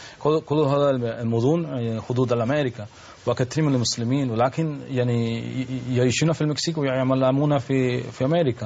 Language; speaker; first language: Arabic; non-native, learner; Spanish